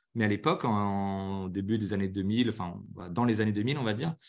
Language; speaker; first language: French; native; French